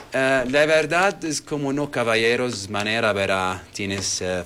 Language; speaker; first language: Spanish; non-native, learner; Arabic